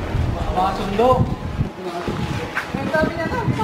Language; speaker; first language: Filipino; native; Filipino